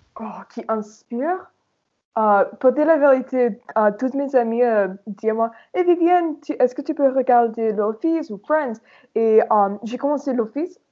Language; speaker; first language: French; non-native, learner; English